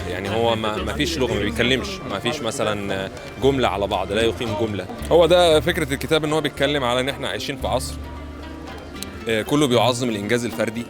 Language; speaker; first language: Arabic; native; Arabic